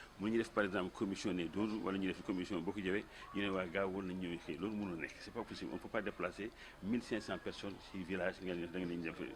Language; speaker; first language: Wolof; non-native, local second language; Fula